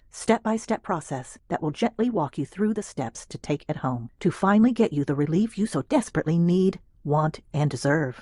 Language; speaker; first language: English; native; English